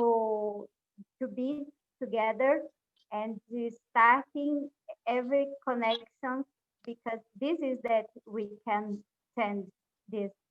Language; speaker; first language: English; non-native, learner; Portuguese